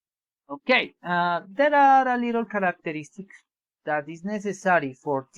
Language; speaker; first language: English; non-native, learner; Spanish